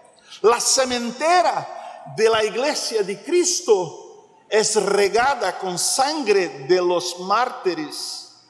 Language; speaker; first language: Spanish; non-native, learner; Portuguese